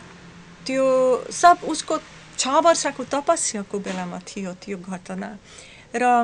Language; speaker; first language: Nepali; non-native, learner; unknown